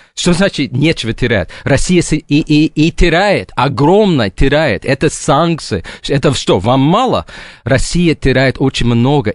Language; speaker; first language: Russian; non-native, fluent; English